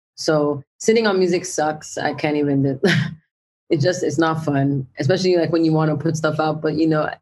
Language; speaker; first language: English; native; English